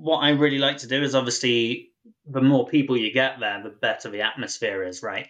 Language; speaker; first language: English; native; English